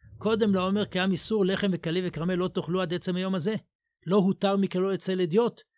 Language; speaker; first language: Hebrew; native; Hebrew